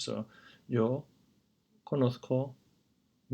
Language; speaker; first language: Spanish; non-native, fluent; English